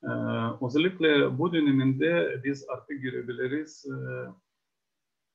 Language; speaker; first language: Turkish; non-native, fluent; Ukrainian